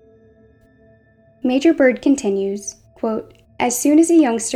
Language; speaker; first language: English; native; English